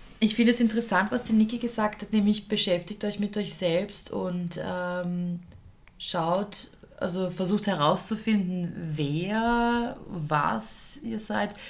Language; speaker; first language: German; early bilingual, other home language; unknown